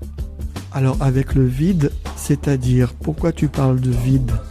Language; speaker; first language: French; native; French